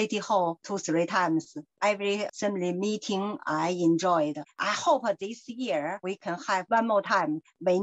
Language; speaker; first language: English; non-native, learner; Chinese